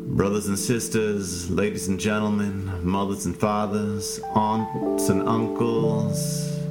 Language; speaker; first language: English; native; English